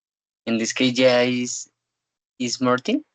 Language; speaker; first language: English; non-native, learner; Spanish